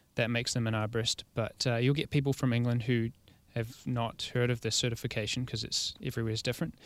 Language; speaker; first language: English; native; English